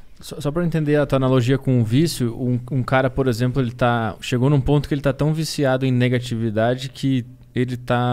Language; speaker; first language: Portuguese; native; Portuguese